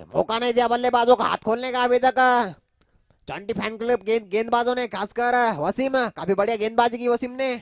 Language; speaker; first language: Hindi; non-native, local second language; Marathi